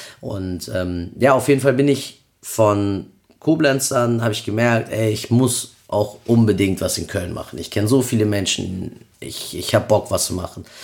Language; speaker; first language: German; early bilingual, other home language; Spanish